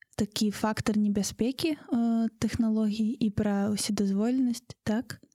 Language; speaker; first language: Belarusian; non-native, local second language; Russian